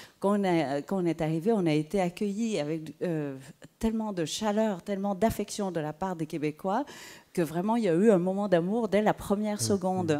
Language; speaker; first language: French; early bilingual, other home language; Vietnamese